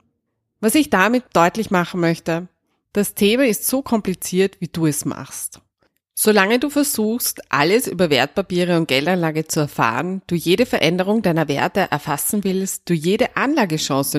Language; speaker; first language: German; native; German